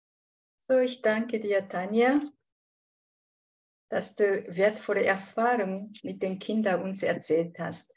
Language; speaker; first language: German; non-native, fluent; Japanese